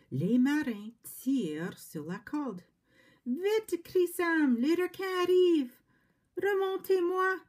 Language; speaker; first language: French; non-native, fluent; English